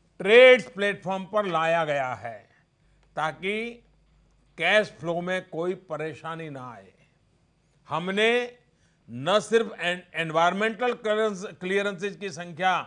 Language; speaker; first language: Hindi; non-native, local second language; Gujarati